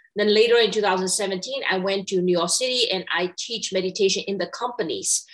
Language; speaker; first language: English; non-native, fluent; Burmese